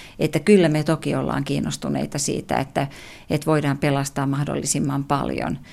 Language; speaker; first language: Finnish; native; Finnish